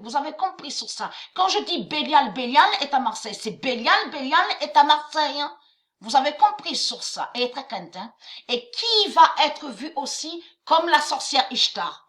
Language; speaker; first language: French; native; French